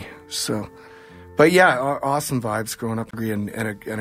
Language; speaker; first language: English; native; English